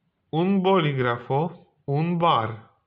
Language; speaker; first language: Spanish; non-native, fluent; Polish